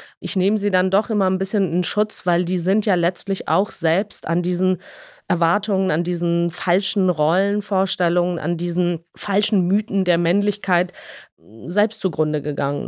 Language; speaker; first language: German; non-native, fluent; Georgian